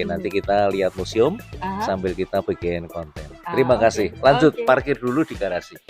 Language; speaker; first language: Indonesian; native; Indonesian